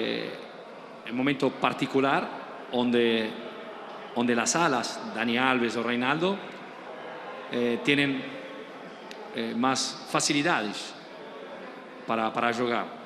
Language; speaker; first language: Portuguese; non-native, fluent; Spanish